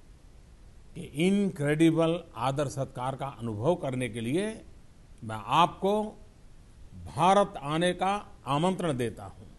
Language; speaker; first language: Hindi; non-native, local second language; Gujarati